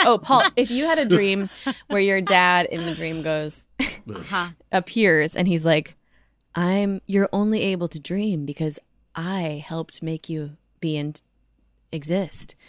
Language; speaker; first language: English; native; English